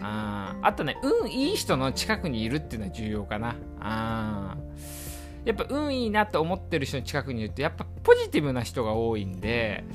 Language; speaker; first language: Japanese; native; Japanese